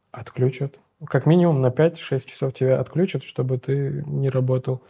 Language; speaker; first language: Russian; non-native, local second language; Uzbek